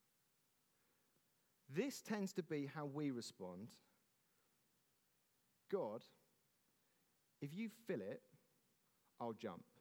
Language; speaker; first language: English; native; English